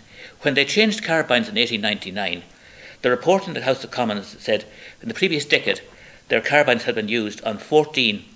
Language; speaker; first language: English; native; English